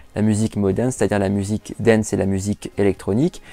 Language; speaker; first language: French; native; French